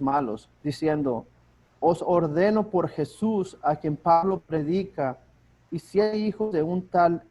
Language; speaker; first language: Spanish; native; Spanish